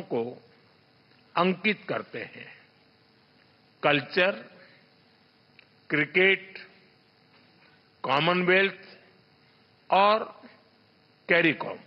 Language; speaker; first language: Hindi; native; Hindi